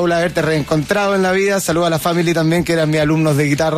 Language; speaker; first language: Spanish; native; Spanish